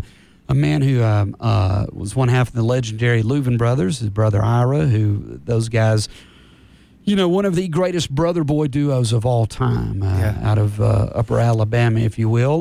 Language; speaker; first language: English; native; English